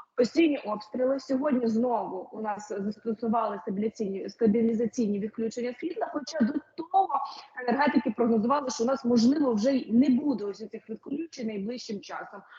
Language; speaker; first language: Ukrainian; native; Ukrainian